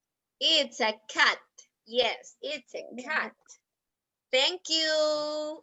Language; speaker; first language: English; non-native, fluent; Spanish